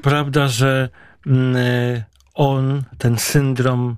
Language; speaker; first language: Polish; native; Polish